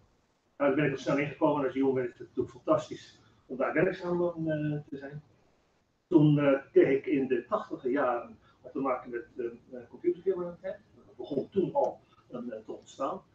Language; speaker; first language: Dutch; native; Dutch